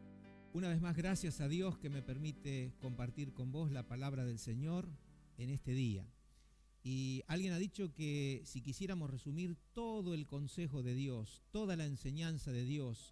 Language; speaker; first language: Spanish; native; Spanish